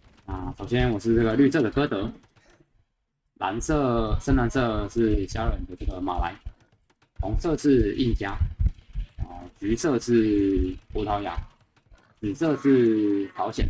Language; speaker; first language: Chinese; native; Chinese